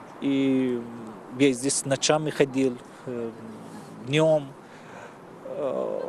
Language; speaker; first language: Russian; non-native, fluent; Persian